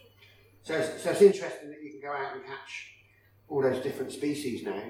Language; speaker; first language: English; native; English